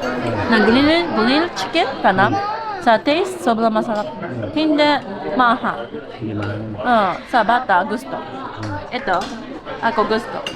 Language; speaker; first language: Filipino; non-native, learner; Japanese